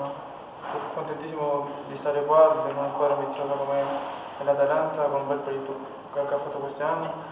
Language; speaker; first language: Italian; non-native, fluent; Spanish